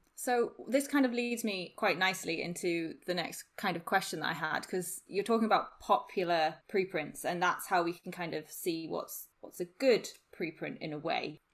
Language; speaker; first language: English; native; English